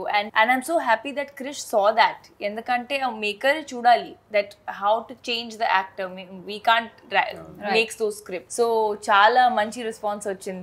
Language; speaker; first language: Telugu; non-native, fluent; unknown